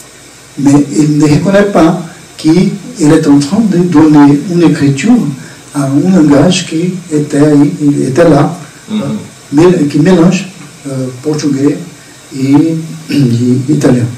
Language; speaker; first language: French; non-native, fluent; Portuguese